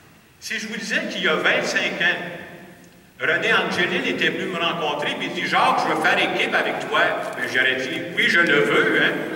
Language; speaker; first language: French; native; French